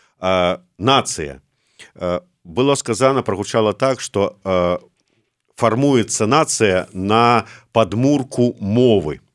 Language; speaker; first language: Belarusian; native; Belarusian